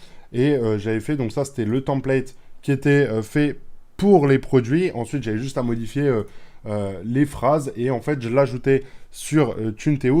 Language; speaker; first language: French; native; French